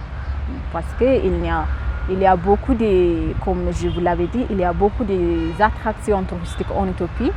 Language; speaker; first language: French; non-native, fluent; Amharic